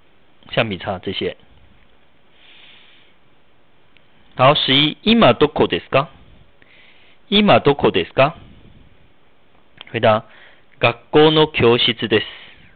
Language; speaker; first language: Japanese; non-native, fluent; Chinese